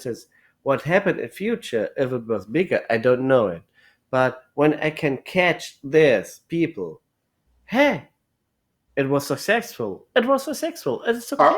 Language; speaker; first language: English; non-native, learner; German